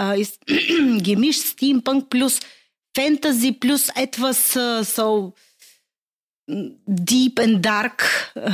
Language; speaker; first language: German; non-native, learner; Bulgarian